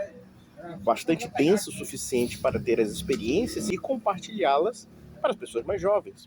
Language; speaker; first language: Portuguese; native; Portuguese